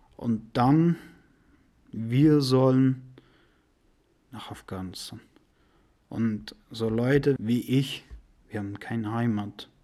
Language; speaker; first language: German; non-native, learner; Persian